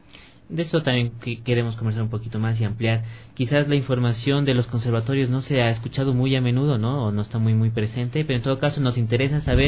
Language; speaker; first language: Spanish; native; Spanish